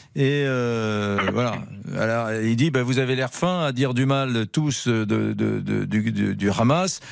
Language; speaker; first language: French; native; French